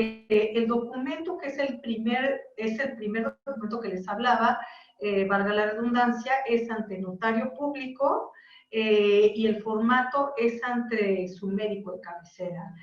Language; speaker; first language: Spanish; native; Spanish